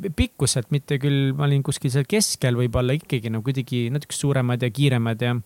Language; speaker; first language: Estonian; native; Estonian